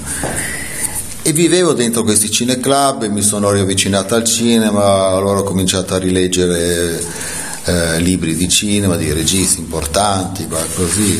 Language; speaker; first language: Italian; native; Italian